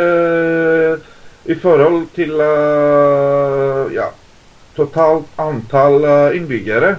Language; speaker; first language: Norwegian; non-native, fluent; Greek